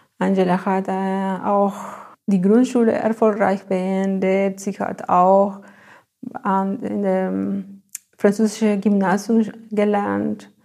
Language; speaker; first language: German; non-native, fluent; Spanish